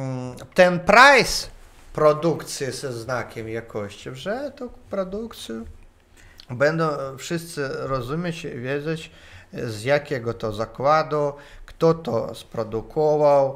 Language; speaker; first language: Polish; non-native, learner; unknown